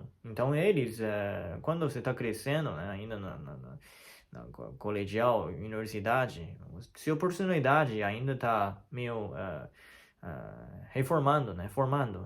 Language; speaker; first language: Portuguese; non-native, fluent; Chinese